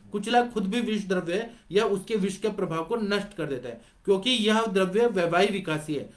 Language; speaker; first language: Hindi; non-native, local second language; Marathi